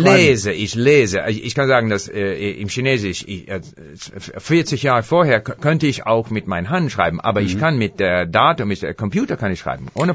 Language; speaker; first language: German; non-native, fluent; English